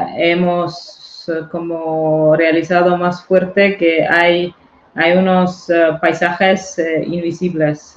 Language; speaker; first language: Spanish; non-native, fluent; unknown